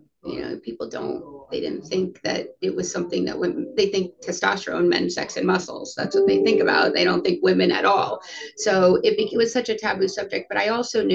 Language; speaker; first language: English; native; English